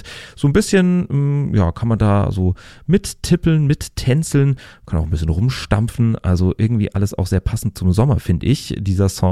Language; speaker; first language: German; native; German